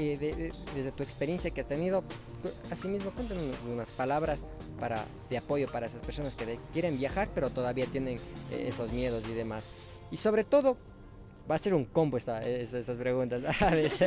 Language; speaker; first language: Spanish; native; Spanish